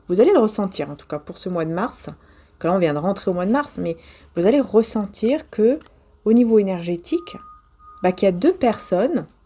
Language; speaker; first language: French; native; French